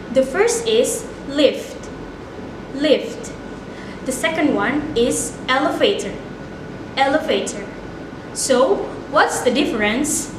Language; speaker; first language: English; non-native, fluent; Indonesian